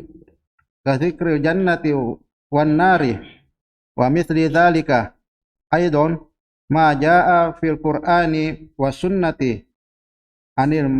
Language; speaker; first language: Arabic; non-native, learner; Indonesian